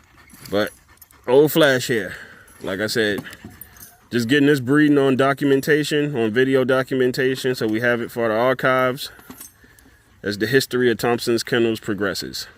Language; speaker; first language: English; native; English